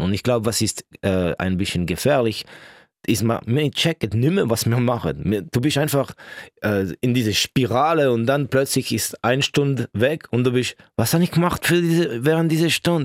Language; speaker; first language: German; non-native, local second language; French